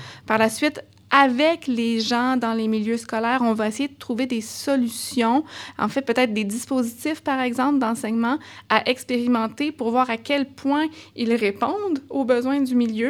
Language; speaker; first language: French; native; French